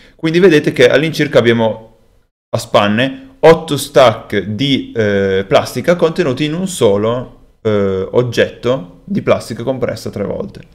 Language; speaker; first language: Italian; native; Italian